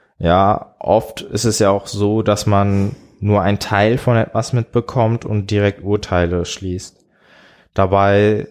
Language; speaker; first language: German; early bilingual, other home language; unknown